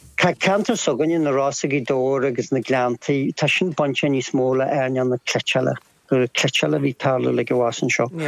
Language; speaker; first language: Irish; native; Irish